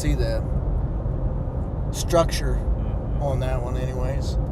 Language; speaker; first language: English; native; English